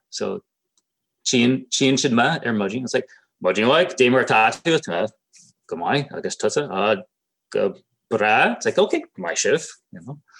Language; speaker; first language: Irish; native; Irish